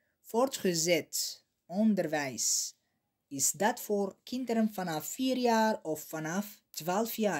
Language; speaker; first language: Dutch; non-native, learner; Arabic